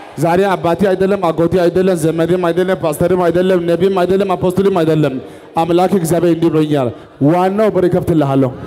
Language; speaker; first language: Amharic; non-native, local second language; Wolaytta